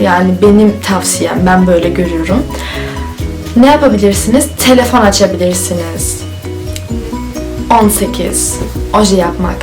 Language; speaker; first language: Turkish; early bilingual, heritage; Turkish